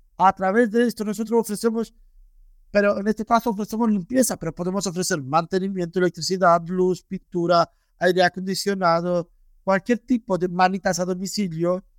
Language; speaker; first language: Spanish; non-native, fluent; Romanian